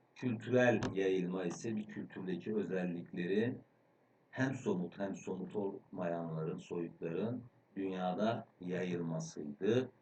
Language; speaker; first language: Turkish; native; Turkish